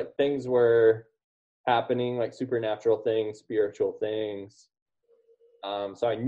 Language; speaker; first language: English; native; English